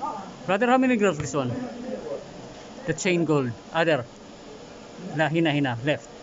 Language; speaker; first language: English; non-native, learner; Filipino